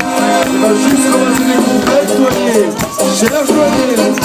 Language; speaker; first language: French; native; French